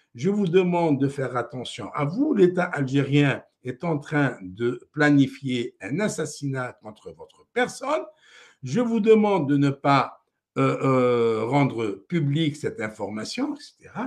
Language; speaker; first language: French; non-native, local second language; Arabic